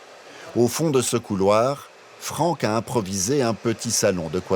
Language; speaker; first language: French; native; French